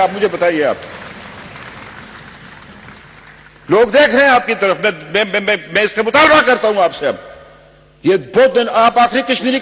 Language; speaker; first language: Urdu; native; Urdu